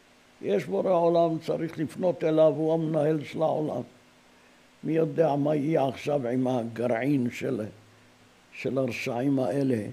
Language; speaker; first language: Hebrew; non-native, fluent; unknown